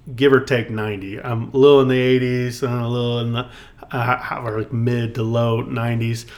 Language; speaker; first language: English; native; English